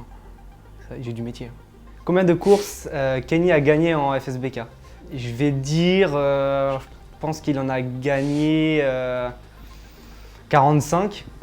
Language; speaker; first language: French; native; French